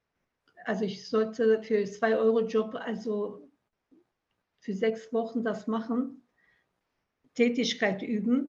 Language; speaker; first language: German; early bilingual, other home language; Turkish